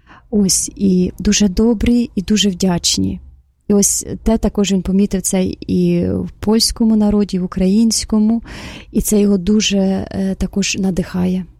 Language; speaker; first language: Ukrainian; native; Ukrainian